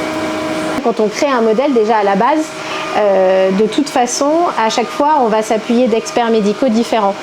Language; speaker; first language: French; native; French